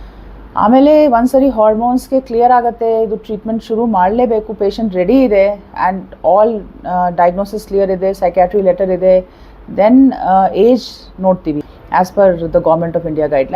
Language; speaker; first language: Kannada; non-native, learner; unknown